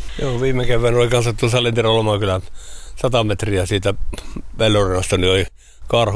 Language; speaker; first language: Finnish; native; Finnish